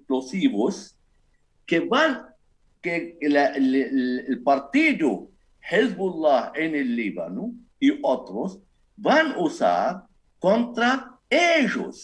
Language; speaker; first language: Spanish; non-native, fluent; Arabic